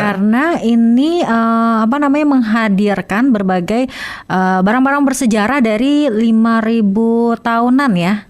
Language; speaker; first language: Indonesian; native; Indonesian